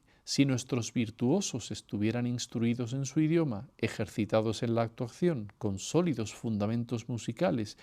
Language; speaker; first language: Spanish; native; Spanish